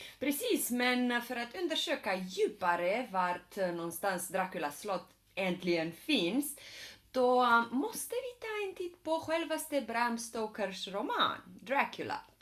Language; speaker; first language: Swedish; non-native, fluent; Romanian